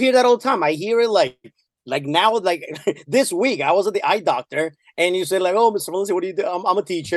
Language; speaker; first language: English; non-native, fluent; Spanish